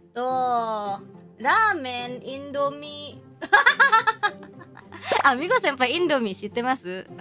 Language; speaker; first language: Japanese; non-native, fluent; Indonesian